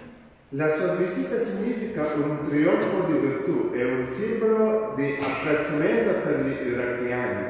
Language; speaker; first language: Italian; non-native, fluent; Malayalam